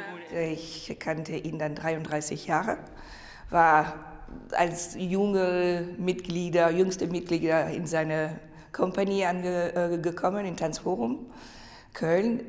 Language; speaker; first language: German; non-native, fluent; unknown